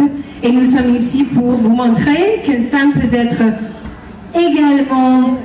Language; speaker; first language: French; non-native, fluent; English